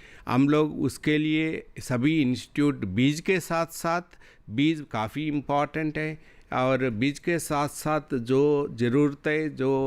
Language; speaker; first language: Hindi; non-native, local second language; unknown